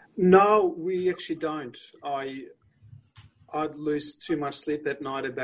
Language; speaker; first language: English; non-native, fluent; Polish